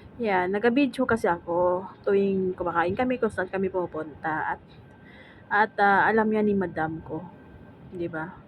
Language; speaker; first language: Filipino; non-native, local second language; Hiligaynon